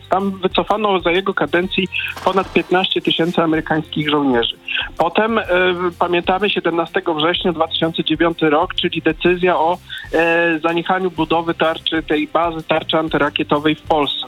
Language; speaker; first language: Polish; native; Polish